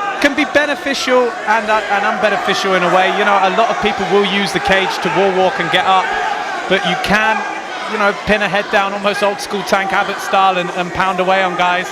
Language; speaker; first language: English; native; English